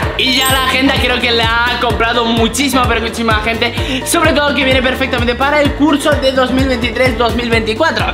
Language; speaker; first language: Spanish; native; Spanish